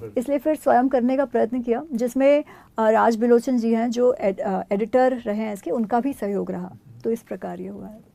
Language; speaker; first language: Hindi; non-native, local second language; Gujarati